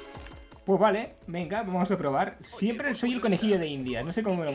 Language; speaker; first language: Spanish; native; Spanish